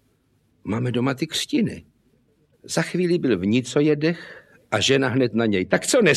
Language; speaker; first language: Czech; native; Czech